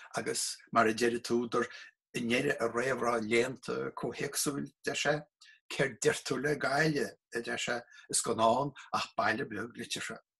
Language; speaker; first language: Irish; native; Irish